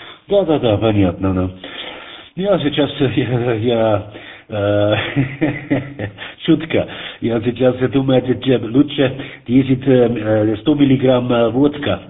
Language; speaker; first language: Russian; non-native, learner; German